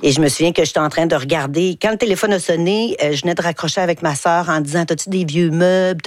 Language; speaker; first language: French; native; French